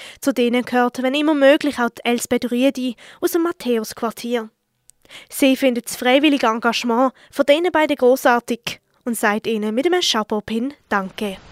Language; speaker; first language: German; native; German